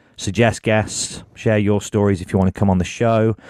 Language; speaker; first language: English; native; English